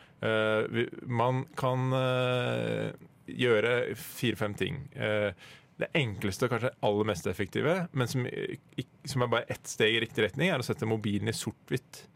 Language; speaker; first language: Norwegian; native; Norwegian